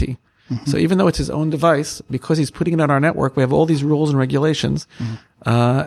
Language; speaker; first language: English; native; English